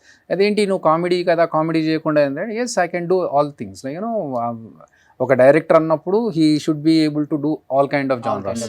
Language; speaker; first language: Telugu; native; Telugu